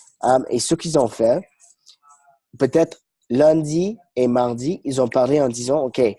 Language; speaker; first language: French; non-native, fluent; English